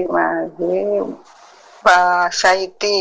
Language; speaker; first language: Arabic; non-native, learner; Indonesian